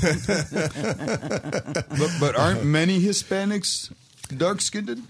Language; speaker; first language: English; native; English